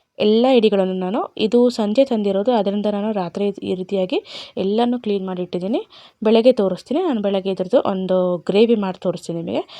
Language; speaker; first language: Kannada; non-native, local second language; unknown